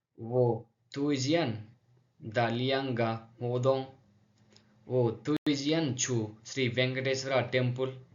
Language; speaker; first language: Chinese; non-native, learner; Telugu